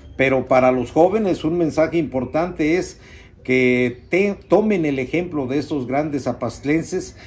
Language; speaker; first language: Spanish; native; Spanish